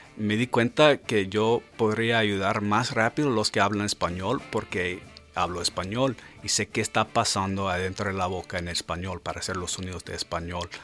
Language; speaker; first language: Spanish; non-native, fluent; English